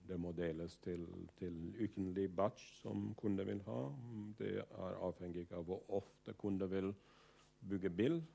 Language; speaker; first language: Norwegian; non-native, fluent; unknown